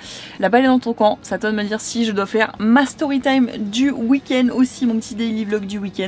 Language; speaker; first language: French; native; French